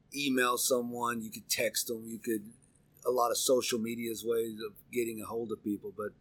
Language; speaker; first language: English; native; English